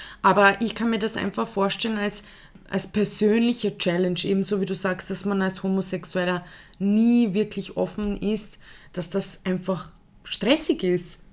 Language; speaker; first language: German; early bilingual, other home language; Croatian